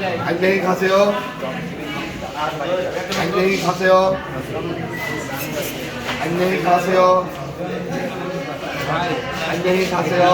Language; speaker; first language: Korean; non-native, fluent; Bangla